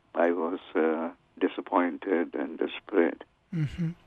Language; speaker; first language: English; non-native, local second language; Tamil